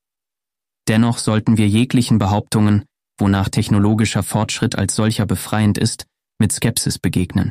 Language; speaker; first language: German; native; German